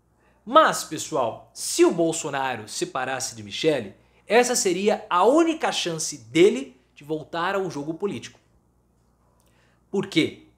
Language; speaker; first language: Portuguese; native; Portuguese